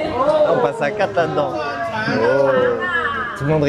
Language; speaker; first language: French; native; French